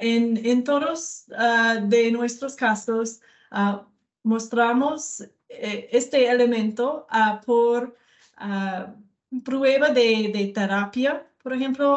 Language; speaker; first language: Spanish; non-native, learner; English